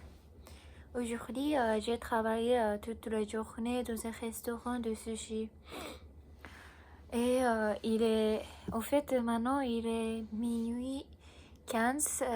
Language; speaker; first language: French; non-native, learner; Japanese